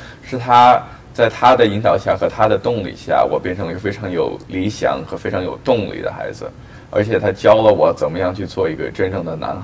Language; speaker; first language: Chinese; early bilingual, heritage; Chinese